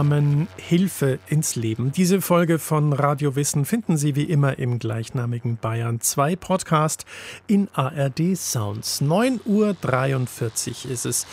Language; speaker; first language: German; native; German